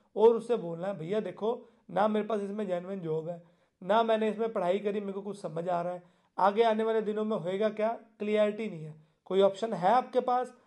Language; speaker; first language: Hindi; non-native, local second language; Punjabi